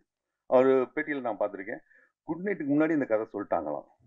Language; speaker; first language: Tamil; native; Tamil